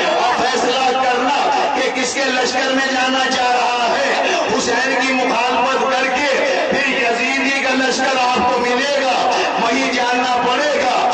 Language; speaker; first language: Urdu; native; Urdu